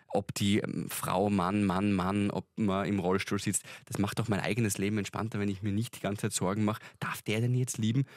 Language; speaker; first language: German; native; German